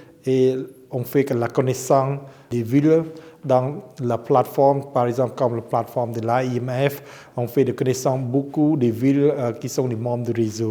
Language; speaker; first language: French; non-native, fluent; Khmer